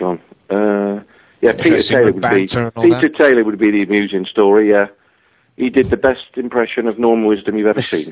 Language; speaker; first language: English; native; English